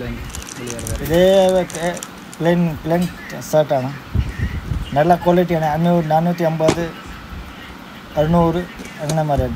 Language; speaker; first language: Malayalam; non-native, local second language; Hindi